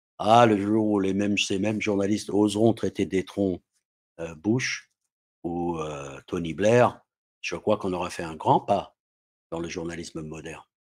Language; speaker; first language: French; non-native, fluent; English